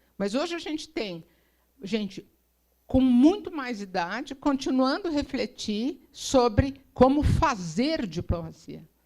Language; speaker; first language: Portuguese; native; Portuguese